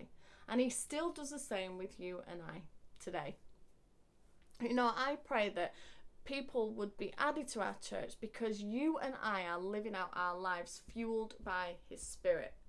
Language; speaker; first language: English; native; English